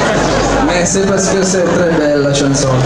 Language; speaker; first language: French; non-native, learner; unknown